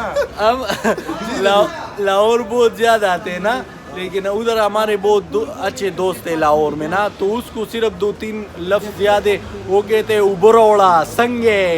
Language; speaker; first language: Hindi; non-native, local second language; Pashto